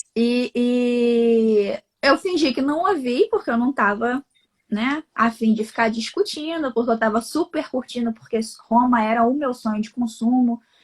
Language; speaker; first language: Portuguese; native; Portuguese